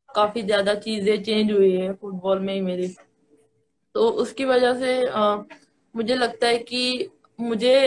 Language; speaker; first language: Hindi; native; Hindi